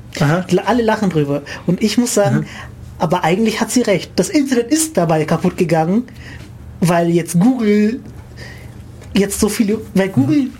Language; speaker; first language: German; native; German